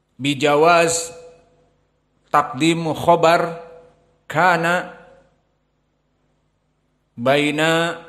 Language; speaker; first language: Arabic; non-native, fluent; Indonesian